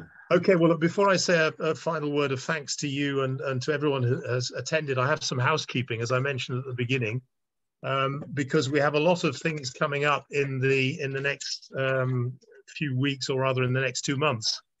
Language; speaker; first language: English; native; English